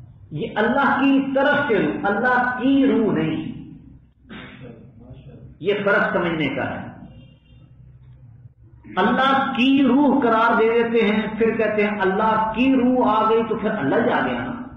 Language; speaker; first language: Urdu; native; Urdu